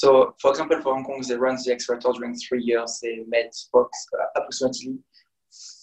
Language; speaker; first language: English; non-native, fluent; French